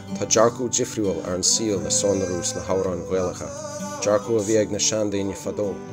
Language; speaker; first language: Irish; non-native, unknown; English